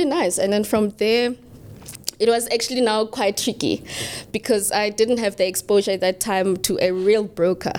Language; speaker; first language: English; non-native, local second language; Southern Sotho